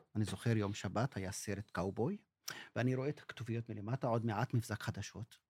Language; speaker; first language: Hebrew; non-native, local second language; Arabic